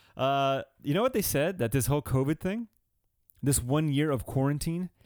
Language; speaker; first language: English; early bilingual, other home language; Spanish